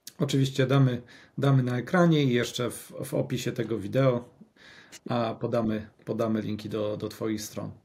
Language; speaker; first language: Polish; native; Polish